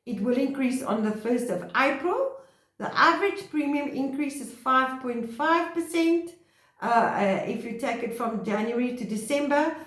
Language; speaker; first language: English; non-native, local second language; Afrikaans